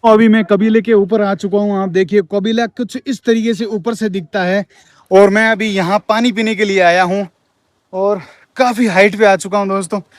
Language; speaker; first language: Hindi; native; Hindi